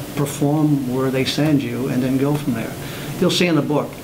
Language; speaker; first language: English; native; English